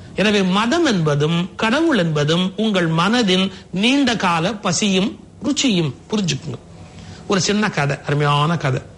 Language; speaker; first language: Tamil; native; Tamil